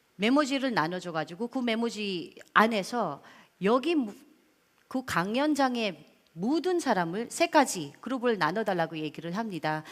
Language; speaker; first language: Korean; non-native, fluent; Filipino